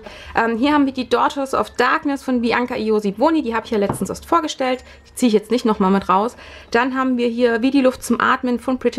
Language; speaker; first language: German; native; German